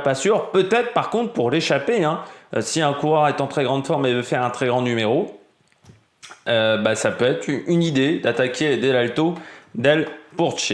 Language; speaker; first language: French; native; French